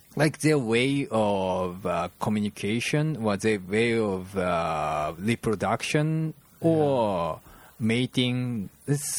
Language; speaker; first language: English; non-native, fluent; Japanese